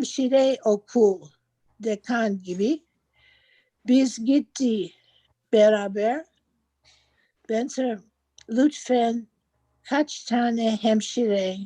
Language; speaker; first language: Turkish; non-native, learner; English